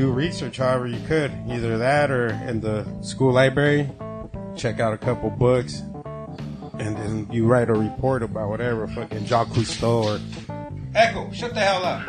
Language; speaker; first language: English; native; English